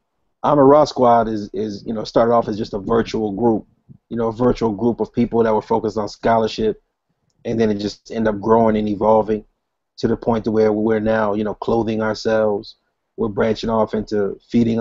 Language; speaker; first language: English; native; English